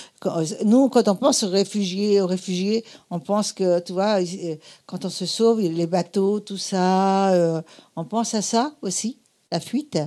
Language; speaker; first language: French; native; French